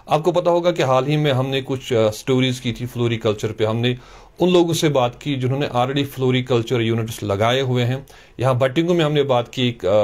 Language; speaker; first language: Hindi; non-native, local second language; Kashmiri